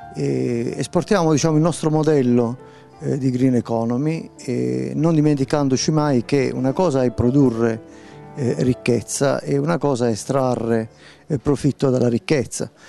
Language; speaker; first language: Italian; native; Italian